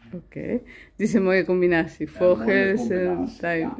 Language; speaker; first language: Dutch; non-native, learner; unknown